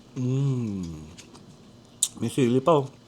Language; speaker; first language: Filipino; native; Filipino